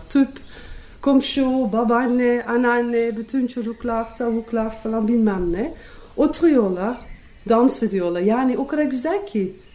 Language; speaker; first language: Turkish; non-native, fluent; Dutch